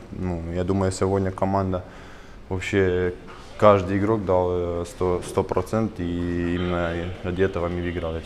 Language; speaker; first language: Russian; non-native, fluent; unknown